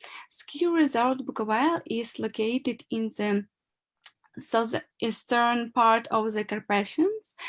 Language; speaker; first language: English; non-native, learner; Ukrainian